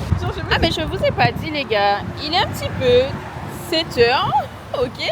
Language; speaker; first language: French; native; French